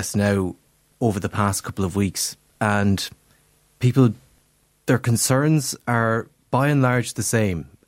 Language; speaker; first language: English; native; English